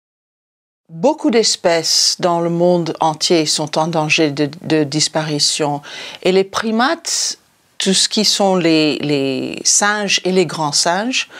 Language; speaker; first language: French; non-native, fluent; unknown